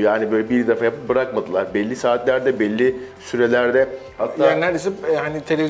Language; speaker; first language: Turkish; native; Turkish